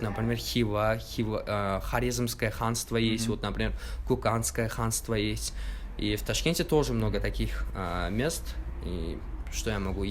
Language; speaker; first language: Russian; non-native, local second language; Uzbek